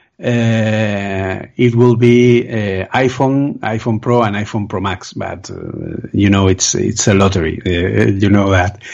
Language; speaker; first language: English; non-native, fluent; Spanish